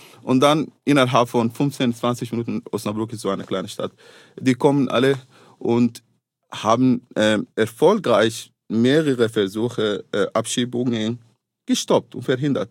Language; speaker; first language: German; non-native, fluent; Arabic